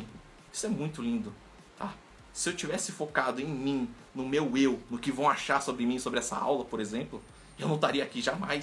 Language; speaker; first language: Portuguese; native; Portuguese